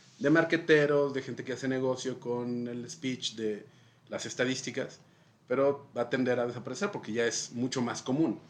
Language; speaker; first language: Spanish; native; Spanish